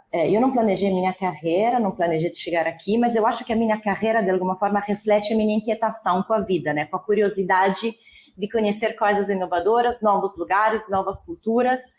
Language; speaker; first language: Portuguese; non-native, fluent; Italian